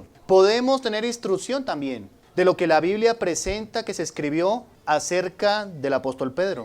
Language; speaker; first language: Spanish; native; Spanish